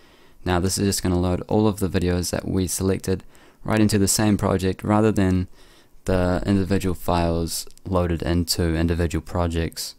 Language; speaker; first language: English; native; English